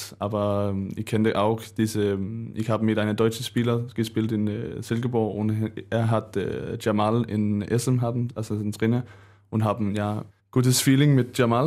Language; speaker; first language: German; non-native, learner; Danish